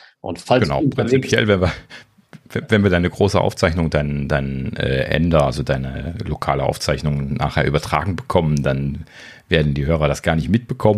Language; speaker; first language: German; native; German